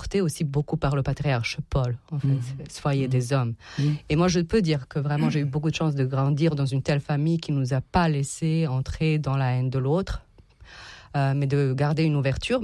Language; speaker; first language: French; non-native, fluent; Serbian